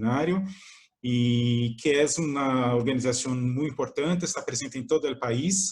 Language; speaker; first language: Spanish; non-native, fluent; Portuguese